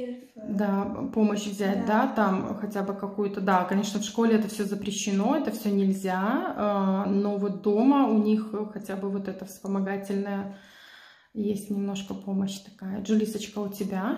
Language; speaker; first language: Russian; native; Russian